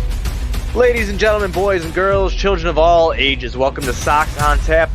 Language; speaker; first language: English; native; English